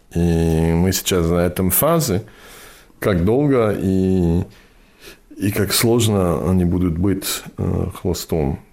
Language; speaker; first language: Russian; non-native, fluent; English